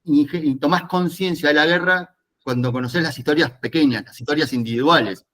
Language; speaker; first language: Spanish; native; Spanish